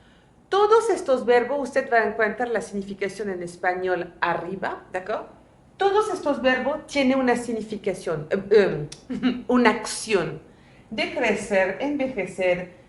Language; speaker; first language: Spanish; non-native, fluent; French